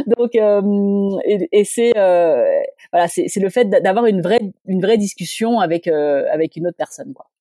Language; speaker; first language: French; early bilingual, other home language; Chinese